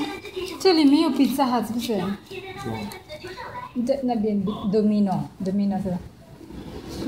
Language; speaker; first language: Chinese; non-native, learner; Filipino